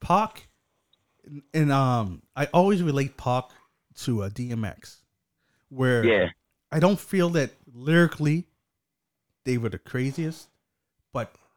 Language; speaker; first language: English; native; English